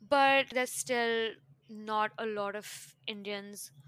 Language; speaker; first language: English; non-native, local second language; Hindi